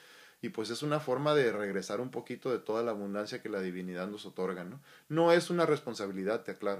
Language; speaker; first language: Spanish; native; Spanish